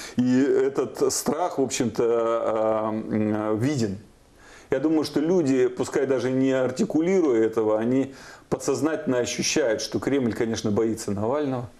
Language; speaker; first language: Russian; native; Russian